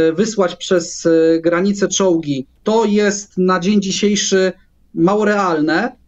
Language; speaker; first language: Polish; native; Polish